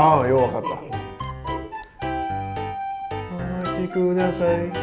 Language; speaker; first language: Japanese; native; Japanese